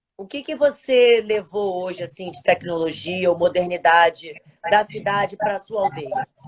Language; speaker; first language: Portuguese; native; Portuguese